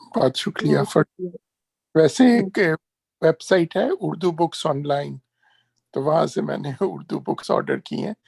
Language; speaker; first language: Urdu; native; Urdu